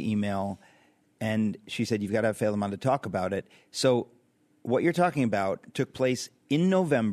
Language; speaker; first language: English; native; English